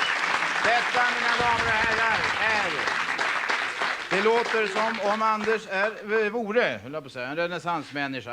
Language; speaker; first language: Swedish; native; Swedish